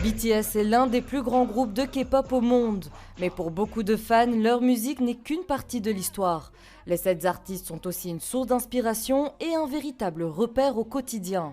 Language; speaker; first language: French; native; French